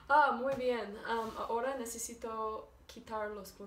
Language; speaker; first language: Spanish; non-native, learner; English